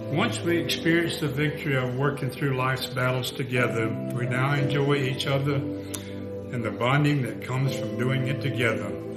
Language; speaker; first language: English; native; English